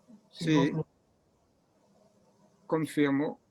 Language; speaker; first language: Spanish; non-native, learner; French